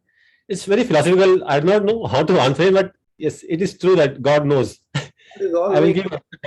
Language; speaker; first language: English; non-native, local second language; Hindi